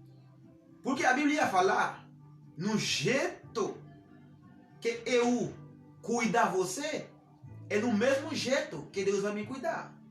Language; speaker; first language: Portuguese; non-native, learner; Haitian Creole